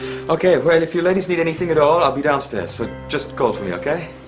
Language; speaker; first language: English; non-native, fluent; Italian